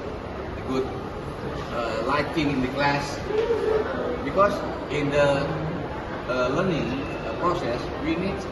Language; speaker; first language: English; non-native, learner; Indonesian